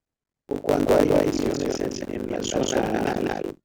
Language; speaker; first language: Spanish; native; Spanish